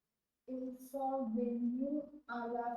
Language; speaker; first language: French; non-native, learner; Hindi